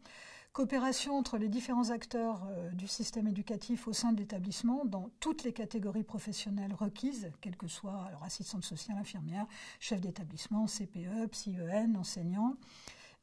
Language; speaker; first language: French; native; French